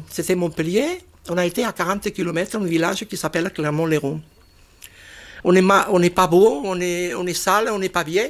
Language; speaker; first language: French; non-native, fluent; Catalan